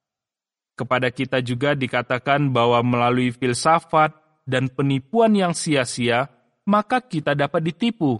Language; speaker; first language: Indonesian; native; Indonesian